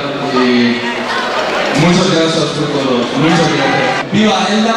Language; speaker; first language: Spanish; non-native, learner; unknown